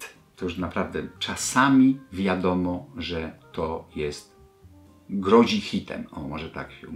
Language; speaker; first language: Polish; native; Polish